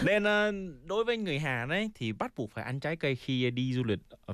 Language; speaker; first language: Vietnamese; non-native, fluent; Korean